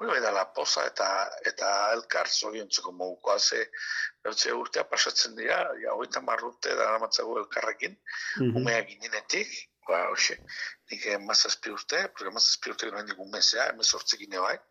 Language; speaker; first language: Basque; native; Basque